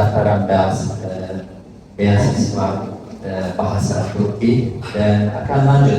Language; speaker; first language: Indonesian; non-native, fluent; Turkish